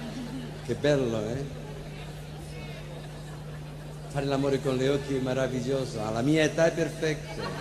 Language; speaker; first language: Italian; non-native, learner; Spanish